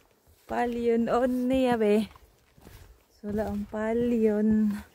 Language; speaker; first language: Finnish; non-native, learner; Filipino